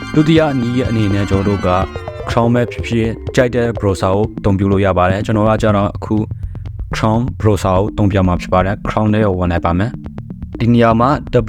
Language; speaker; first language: Burmese; non-native, local second language; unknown